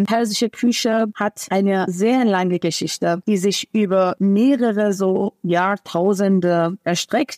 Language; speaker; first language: German; non-native, fluent; Persian